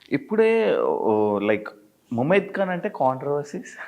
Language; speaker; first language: Telugu; native; Telugu